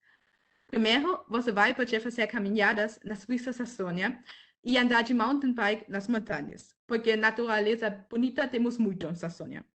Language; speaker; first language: Portuguese; non-native, fluent; German